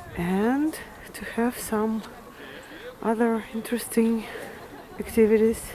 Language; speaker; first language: English; non-native, fluent; Russian